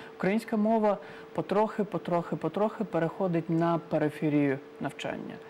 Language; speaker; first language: Ukrainian; non-native, local second language; Crimean Tatar